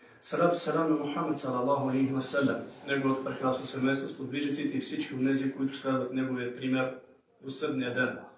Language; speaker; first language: Bulgarian; native; Bulgarian